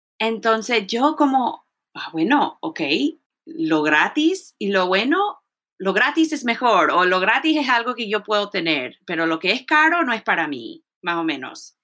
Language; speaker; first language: Spanish; early bilingual, heritage; Spanish